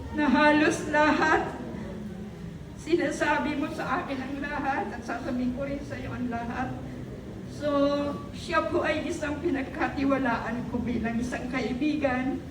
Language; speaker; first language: Filipino; non-native, local second language; Bikol